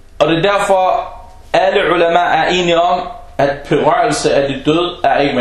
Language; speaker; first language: Danish; non-native, fluent; Arabic